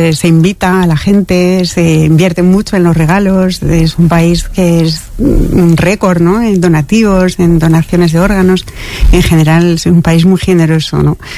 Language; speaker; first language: Spanish; non-native, fluent; French